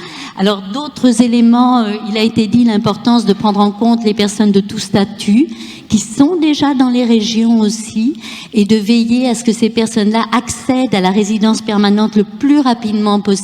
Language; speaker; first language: French; native; French